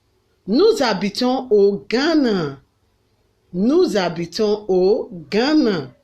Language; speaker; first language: French; non-native, fluent; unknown